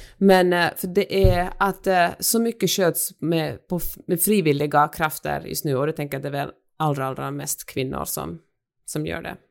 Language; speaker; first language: Swedish; native; Swedish